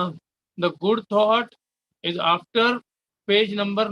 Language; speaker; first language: English; non-native, learner; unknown